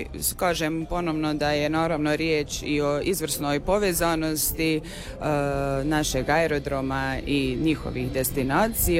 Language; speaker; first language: Serbian; native; Serbian